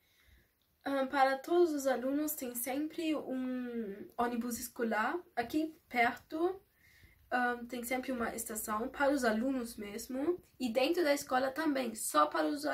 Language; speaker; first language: Portuguese; early bilingual, heritage; Portuguese